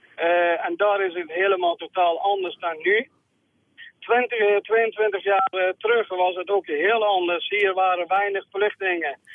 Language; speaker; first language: Dutch; non-native, fluent; Persian